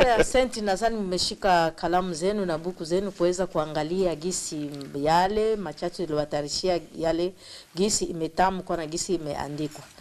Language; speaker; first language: Swahili; native; Swahili